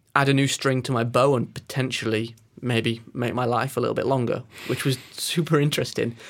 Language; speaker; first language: English; native; English